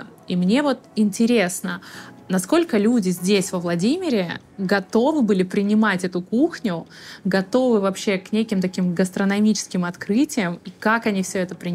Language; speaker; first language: Russian; native; Russian